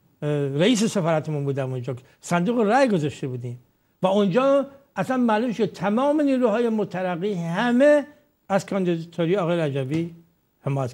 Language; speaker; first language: Persian; native; Persian